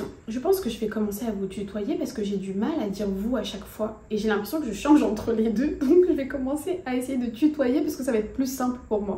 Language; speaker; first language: French; native; French